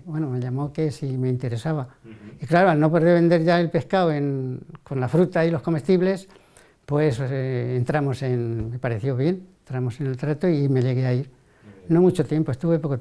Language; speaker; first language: Spanish; native; Spanish